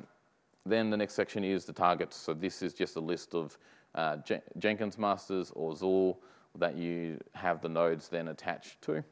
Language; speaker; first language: English; native; English